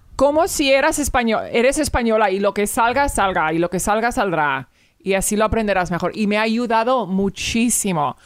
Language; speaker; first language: Spanish; early bilingual, heritage; Spanish